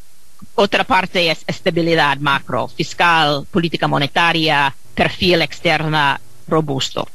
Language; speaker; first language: Spanish; non-native, fluent; English